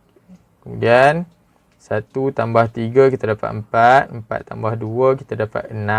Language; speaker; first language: Malay; native; Malay